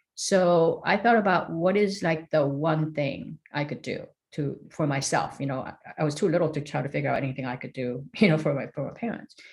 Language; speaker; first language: English; early bilingual, other home language; Korean